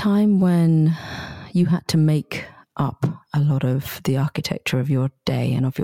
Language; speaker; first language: English; native; English